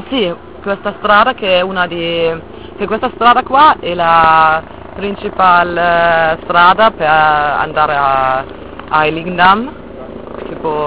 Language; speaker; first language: Italian; non-native, fluent; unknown